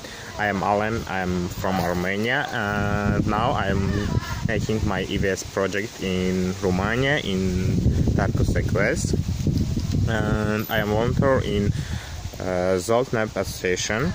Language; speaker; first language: English; non-native, learner; Armenian